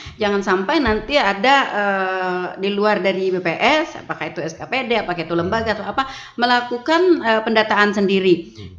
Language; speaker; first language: Indonesian; native; Indonesian